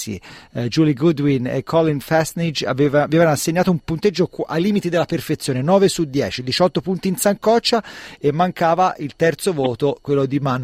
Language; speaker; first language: Italian; native; Italian